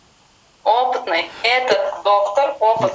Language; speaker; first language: Russian; non-native, learner; Kyrgyz